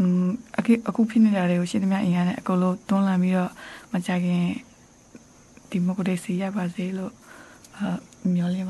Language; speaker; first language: Japanese; non-native, learner; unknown